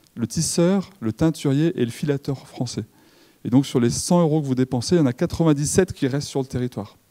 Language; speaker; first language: French; native; French